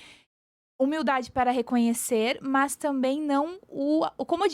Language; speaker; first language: Portuguese; native; Portuguese